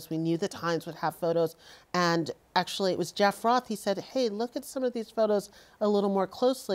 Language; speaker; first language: English; native; English